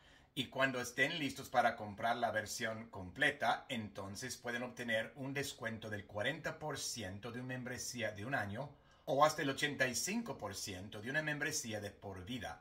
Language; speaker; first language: Spanish; non-native, fluent; English